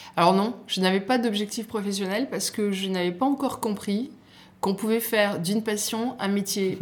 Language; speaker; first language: French; native; French